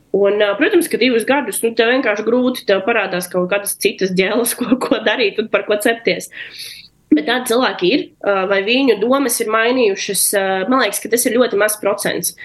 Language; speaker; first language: Latvian; non-native, local second language; Russian